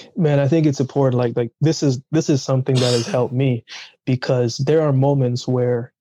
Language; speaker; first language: English; early bilingual, other home language; Jamaican Creole English